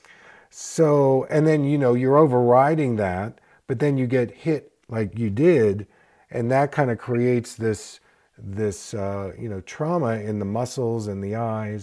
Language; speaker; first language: English; native; English